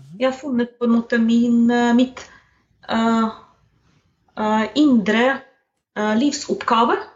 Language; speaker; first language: Norwegian; non-native, fluent; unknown